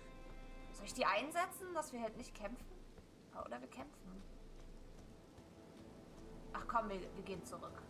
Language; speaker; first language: German; native; German